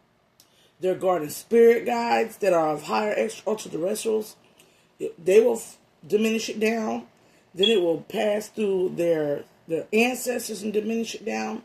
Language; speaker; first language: English; native; English